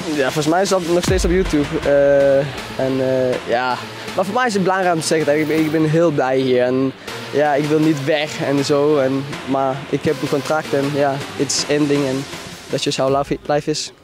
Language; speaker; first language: Dutch; non-native, learner; Swedish